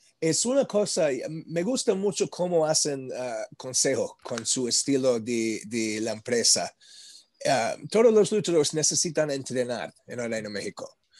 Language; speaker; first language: Spanish; non-native, learner; English